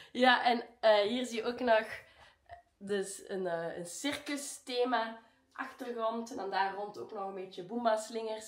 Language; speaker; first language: Dutch; native; Dutch